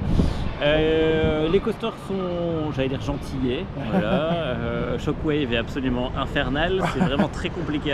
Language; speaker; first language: French; native; French